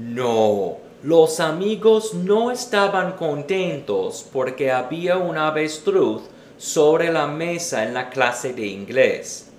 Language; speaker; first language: Spanish; non-native, fluent; English